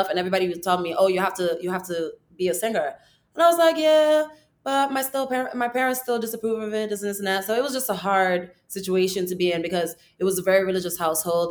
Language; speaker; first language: English; early bilingual, other home language; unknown